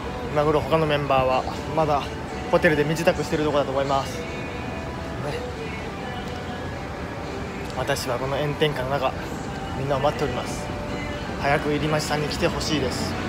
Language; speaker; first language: Japanese; native; Japanese